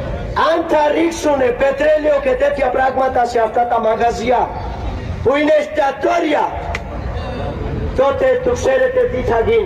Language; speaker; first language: Greek; non-native, fluent; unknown